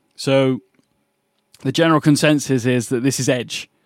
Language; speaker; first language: English; native; English